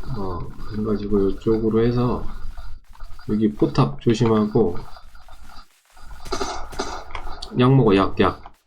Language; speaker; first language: Korean; native; Korean